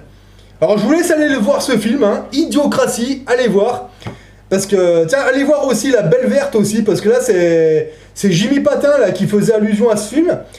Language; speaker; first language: French; native; French